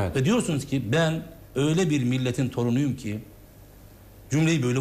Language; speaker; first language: Turkish; native; Turkish